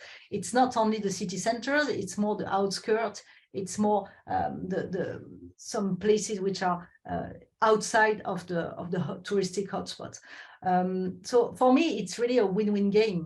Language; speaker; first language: English; non-native, fluent; French